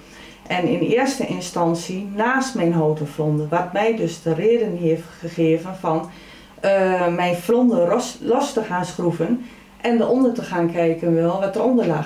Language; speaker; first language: Dutch; native; Dutch